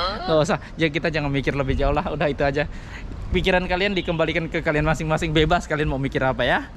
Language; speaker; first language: Indonesian; native; Indonesian